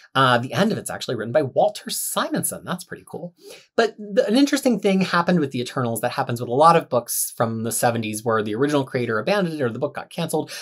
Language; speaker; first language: English; native; English